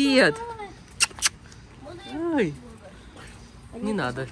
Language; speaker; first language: Russian; native; Russian